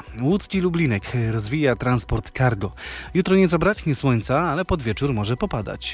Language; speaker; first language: Polish; native; Polish